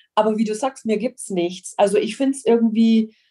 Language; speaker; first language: German; non-native, fluent; English